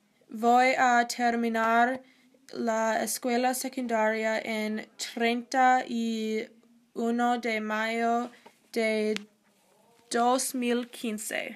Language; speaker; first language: Spanish; non-native, learner; English